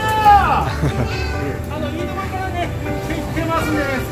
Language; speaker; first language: Japanese; native; Japanese